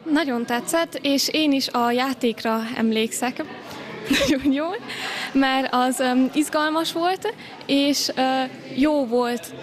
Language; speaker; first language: Hungarian; non-native, local second language; German